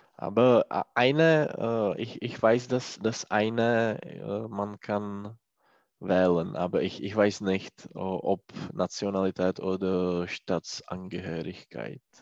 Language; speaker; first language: German; non-native, learner; Czech